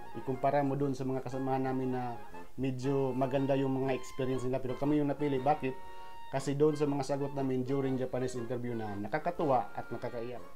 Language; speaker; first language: Filipino; non-native, local second language; Cebuano